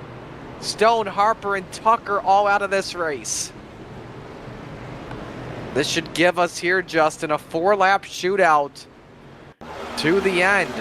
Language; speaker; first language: English; native; English